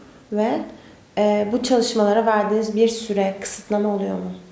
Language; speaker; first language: Turkish; native; Turkish